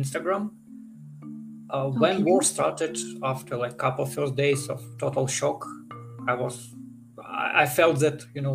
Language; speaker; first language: English; non-native, fluent; Ukrainian